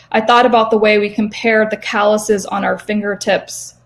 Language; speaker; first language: English; native; English